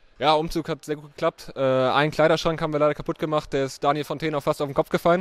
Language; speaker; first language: German; native; German